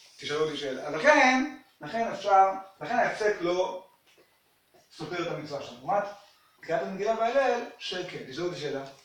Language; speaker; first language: Hebrew; native; Hebrew